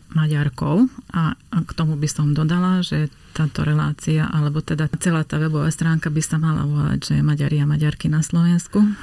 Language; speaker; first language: Slovak; non-native, local second language; Hungarian